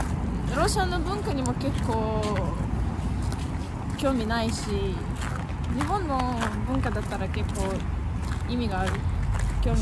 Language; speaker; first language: Japanese; non-native, fluent; Russian